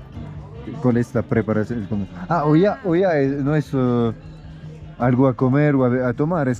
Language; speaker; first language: Spanish; non-native, learner; French